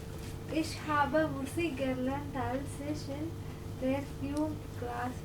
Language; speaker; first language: German; non-native, learner; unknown